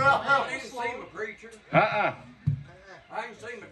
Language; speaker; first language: English; native; English